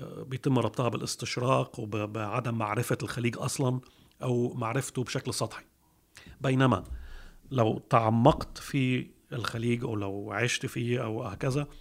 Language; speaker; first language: Arabic; early bilingual, heritage; Arabic